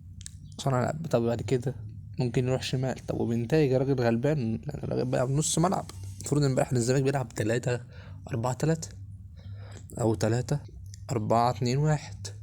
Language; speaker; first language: Arabic; native; Arabic